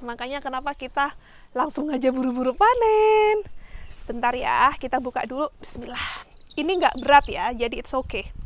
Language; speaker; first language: Indonesian; native; Indonesian